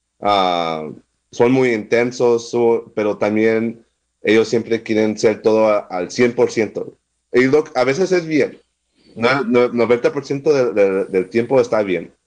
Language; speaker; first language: Spanish; non-native, fluent; English